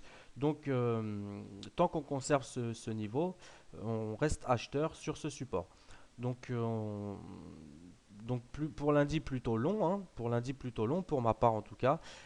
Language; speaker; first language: French; native; French